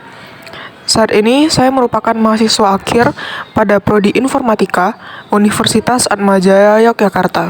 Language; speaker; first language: Indonesian; native; Indonesian